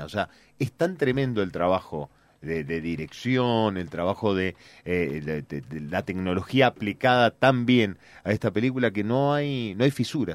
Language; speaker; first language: Spanish; native; Spanish